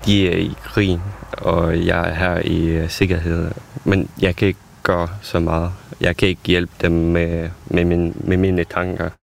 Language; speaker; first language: Danish; non-native, fluent; Ukrainian